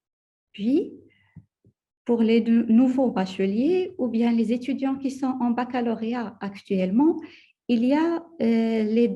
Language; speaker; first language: French; non-native, local second language; Arabic